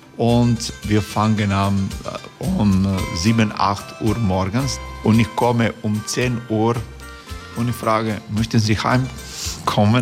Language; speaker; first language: German; non-native, learner; Croatian